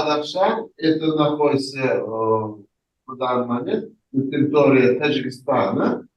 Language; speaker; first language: Russian; non-native, local second language; Turkmen